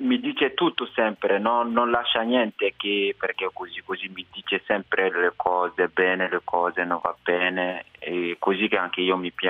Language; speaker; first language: Italian; non-native, fluent; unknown